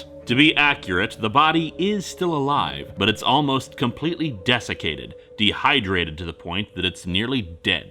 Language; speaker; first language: English; native; English